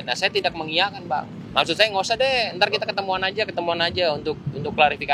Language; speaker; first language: Indonesian; native; Indonesian